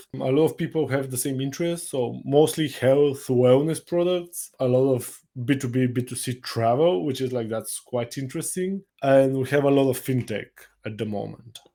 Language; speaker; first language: English; non-native, fluent; Bulgarian